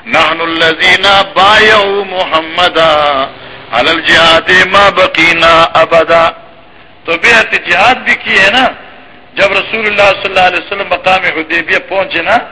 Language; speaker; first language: Urdu; non-native, local second language; Pashto